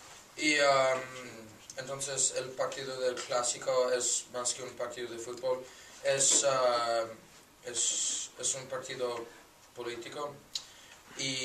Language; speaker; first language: Spanish; non-native, learner; English